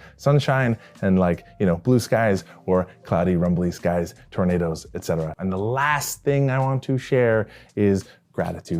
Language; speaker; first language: English; native; English